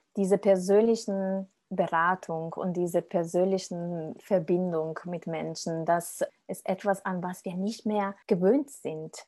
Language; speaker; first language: German; non-native, fluent; Italian